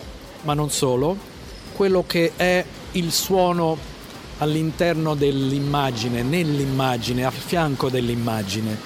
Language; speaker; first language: Italian; native; Italian